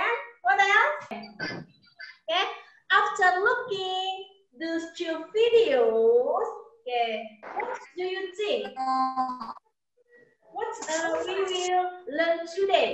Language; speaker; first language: English; non-native, learner; Indonesian